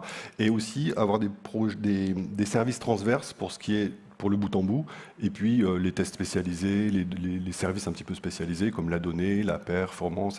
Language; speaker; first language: French; native; French